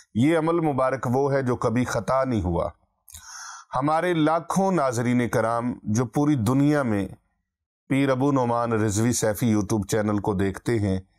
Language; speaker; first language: Urdu; non-native, local second language; Punjabi